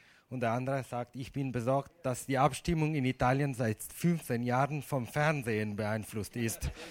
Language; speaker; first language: German; non-native, fluent; Italian